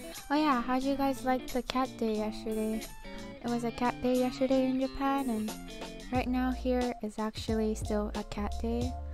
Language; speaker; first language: English; early bilingual, other home language; Japanese